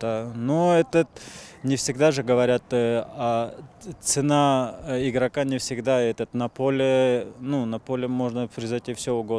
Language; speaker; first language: Russian; non-native, local second language; Tajik